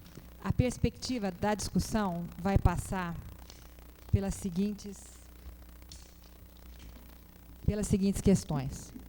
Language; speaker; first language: Portuguese; native; Portuguese